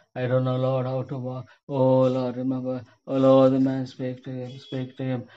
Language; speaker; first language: English; non-native, local second language; Tamil